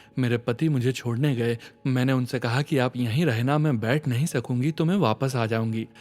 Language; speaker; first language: Hindi; native; Hindi